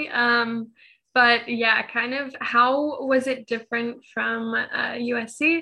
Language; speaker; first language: English; native; English